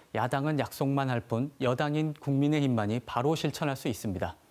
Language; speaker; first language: Korean; native; Korean